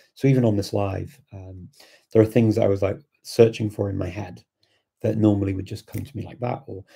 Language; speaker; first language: English; native; English